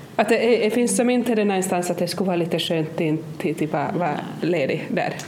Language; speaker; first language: Swedish; native; Swedish